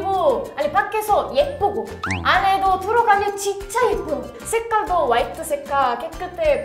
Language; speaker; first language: Korean; non-native, learner; Italian